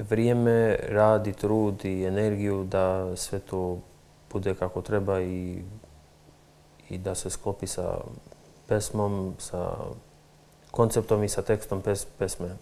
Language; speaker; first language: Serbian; non-native, local second language; Albanian